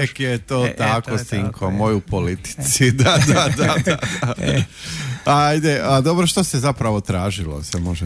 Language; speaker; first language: Croatian; native; Croatian